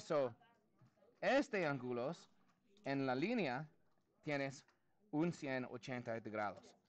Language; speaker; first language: Spanish; non-native, learner; English